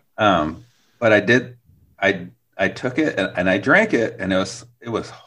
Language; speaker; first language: English; native; English